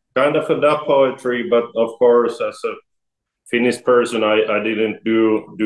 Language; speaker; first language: English; non-native, fluent; Finnish